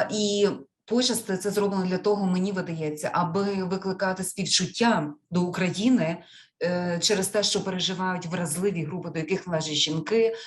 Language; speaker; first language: Ukrainian; native; Ukrainian